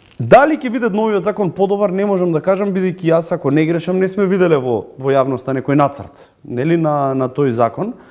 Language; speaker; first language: Macedonian; native; Macedonian